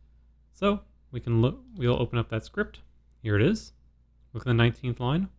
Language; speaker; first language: English; native; English